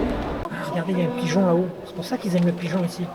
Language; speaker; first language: French; native; French